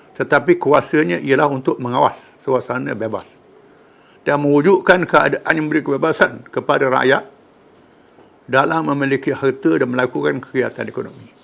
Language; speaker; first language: Malay; native; Malay